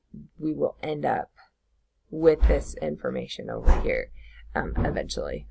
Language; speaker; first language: English; native; English